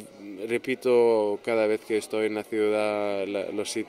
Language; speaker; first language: Spanish; non-native, fluent; German